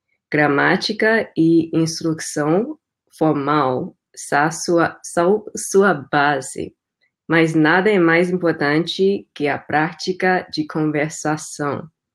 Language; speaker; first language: Portuguese; non-native, fluent; English